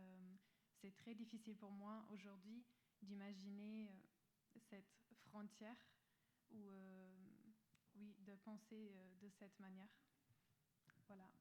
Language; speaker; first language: French; non-native, fluent; German